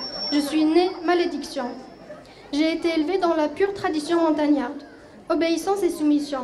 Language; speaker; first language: French; non-native, local second language; Kabyle